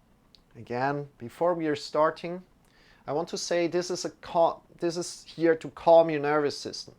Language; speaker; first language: English; non-native, fluent; German